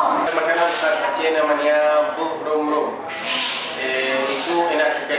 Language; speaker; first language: Indonesian; non-native, learner; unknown